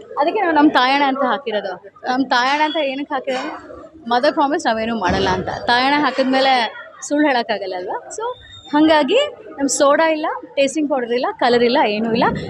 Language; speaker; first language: Kannada; native; Kannada